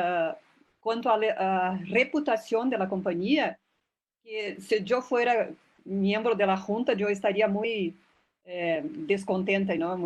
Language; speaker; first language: Spanish; non-native, fluent; Portuguese